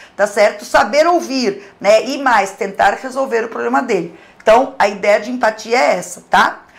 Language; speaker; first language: Portuguese; native; Portuguese